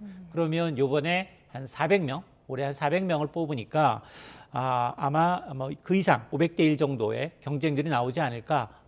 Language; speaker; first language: Korean; native; Korean